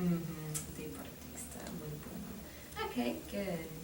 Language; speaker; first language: Spanish; non-native, learner; English